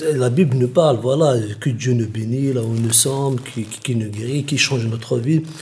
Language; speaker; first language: French; non-native, local second language; Kabyle